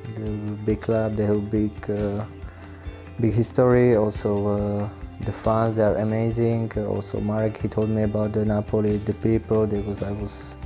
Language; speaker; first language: English; non-native, learner; Slovak